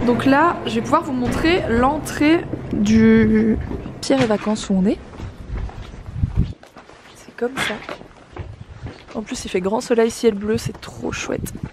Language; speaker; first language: French; native; French